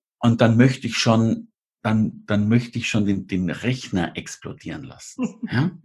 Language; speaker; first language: German; native; German